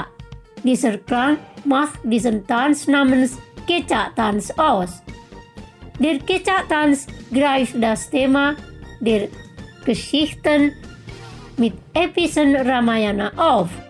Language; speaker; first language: German; non-native, fluent; Indonesian